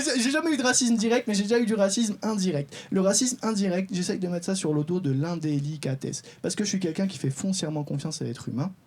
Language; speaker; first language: French; non-native, local second language; Arabic